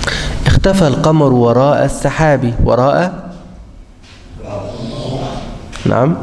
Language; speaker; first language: Arabic; native; Arabic